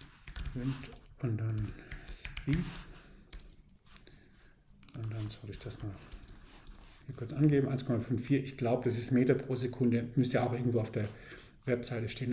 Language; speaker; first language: German; native; German